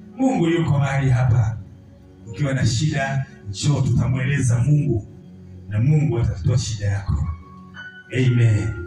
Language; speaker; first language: Swahili; native; Swahili